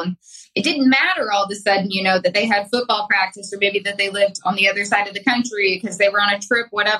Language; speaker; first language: English; native; English